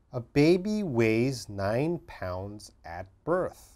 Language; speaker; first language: English; native; English